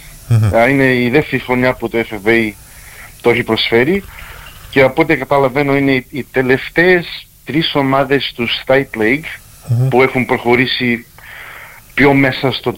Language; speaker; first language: Greek; early bilingual, heritage; Greek